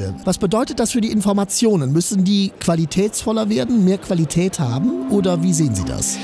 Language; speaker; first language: German; native; German